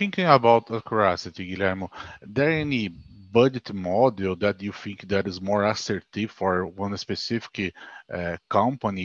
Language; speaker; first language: English; non-native, fluent; Portuguese